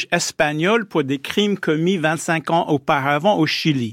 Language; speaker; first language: French; non-native, fluent; English